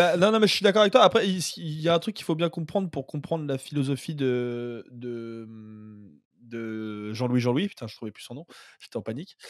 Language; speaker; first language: French; native; French